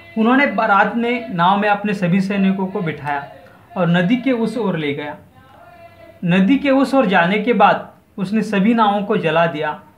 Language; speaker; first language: Hindi; non-native, local second language; Marathi